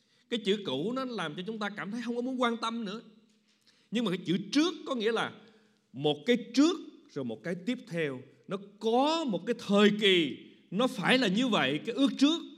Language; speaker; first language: Vietnamese; native; Vietnamese